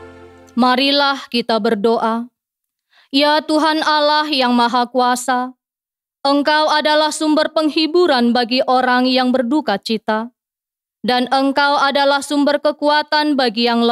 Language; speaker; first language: Indonesian; native; Indonesian